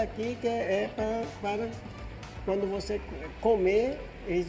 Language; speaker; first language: Portuguese; non-native, fluent; Japanese